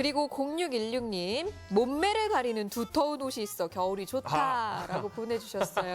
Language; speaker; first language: Korean; native; Korean